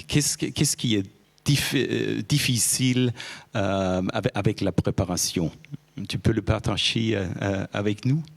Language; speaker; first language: French; non-native, fluent; German